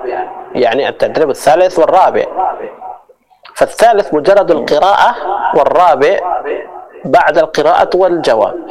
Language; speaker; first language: Arabic; non-native, fluent; Indonesian